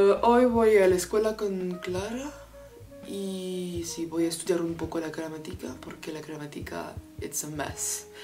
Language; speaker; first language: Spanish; non-native, learner; French